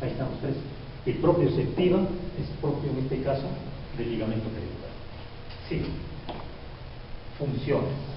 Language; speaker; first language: Spanish; native; Spanish